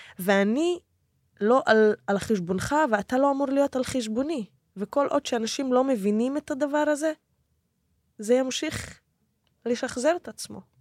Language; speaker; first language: Hebrew; non-native, local second language; Arabic